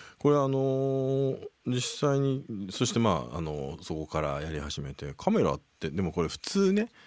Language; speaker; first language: Japanese; native; Japanese